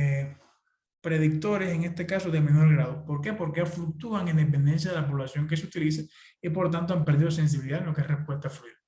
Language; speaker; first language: Spanish; native; Spanish